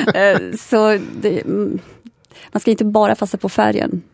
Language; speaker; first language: Swedish; non-native, fluent; French